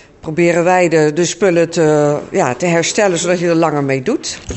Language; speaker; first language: Dutch; native; Dutch